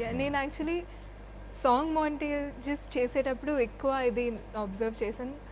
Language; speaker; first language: Telugu; non-native, local second language; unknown